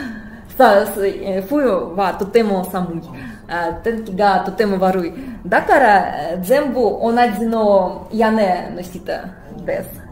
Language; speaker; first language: Japanese; non-native, fluent; Russian